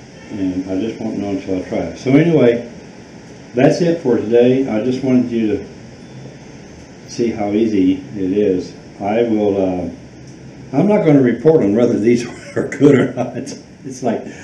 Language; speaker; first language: English; native; English